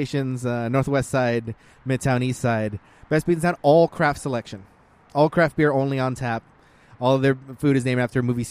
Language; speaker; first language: English; early bilingual, other home language; Spanish